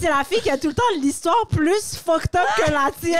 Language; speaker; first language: French; native; French